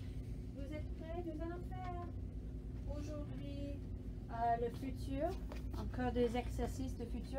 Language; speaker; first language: French; non-native, learner; English